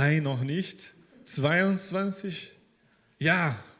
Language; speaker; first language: German; non-native, fluent; Portuguese